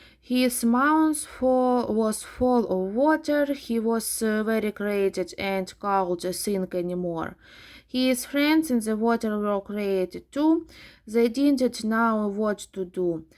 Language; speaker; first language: English; non-native, fluent; Ukrainian